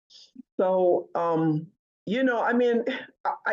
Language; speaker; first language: English; non-native, fluent; Haitian Creole